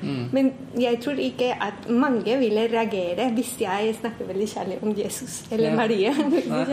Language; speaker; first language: Norwegian; non-native, fluent; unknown